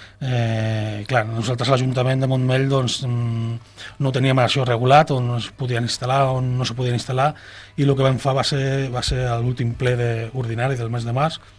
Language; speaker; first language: Catalan; non-native, local second language; Spanish